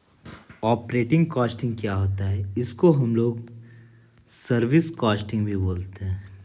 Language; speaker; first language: Hindi; native; Hindi